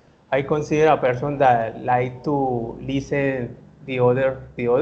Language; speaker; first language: English; non-native, learner; Spanish